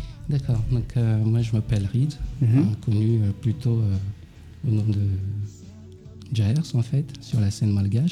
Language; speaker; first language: French; non-native, local second language; Malagasy